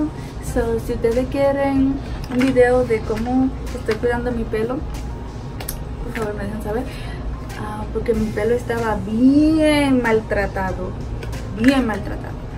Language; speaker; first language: Spanish; early bilingual, heritage; Spanish